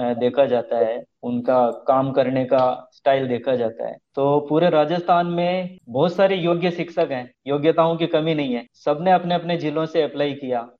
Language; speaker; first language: Hindi; native; Hindi